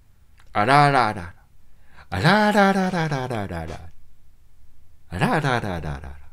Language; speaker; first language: Japanese; native; Japanese